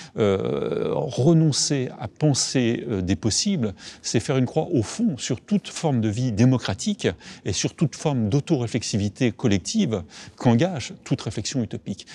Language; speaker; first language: French; native; French